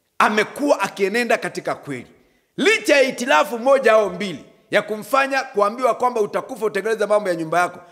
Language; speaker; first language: Swahili; non-native, local second language; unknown